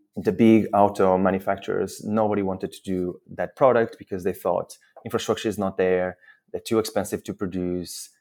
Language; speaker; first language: English; non-native, fluent; Portuguese